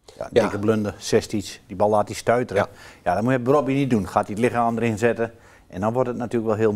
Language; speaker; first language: Dutch; native; Dutch